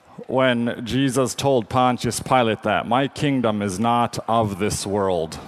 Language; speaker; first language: English; native; English